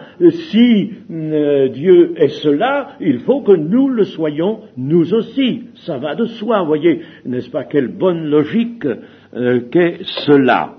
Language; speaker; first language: French; native; French